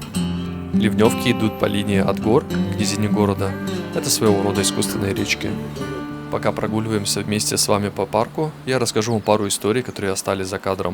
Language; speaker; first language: Russian; native; Russian